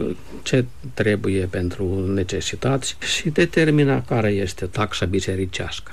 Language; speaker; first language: Romanian; non-native, fluent; Finnish